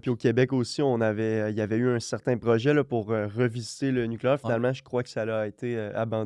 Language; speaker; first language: French; native; French